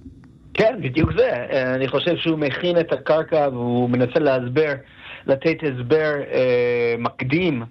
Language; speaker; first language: Hebrew; non-native, fluent; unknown